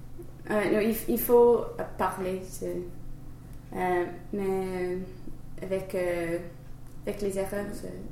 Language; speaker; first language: French; non-native, learner; English